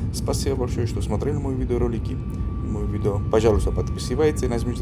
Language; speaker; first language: Russian; non-native, learner; Georgian